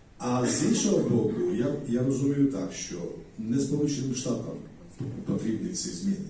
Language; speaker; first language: Ukrainian; non-native, fluent; Georgian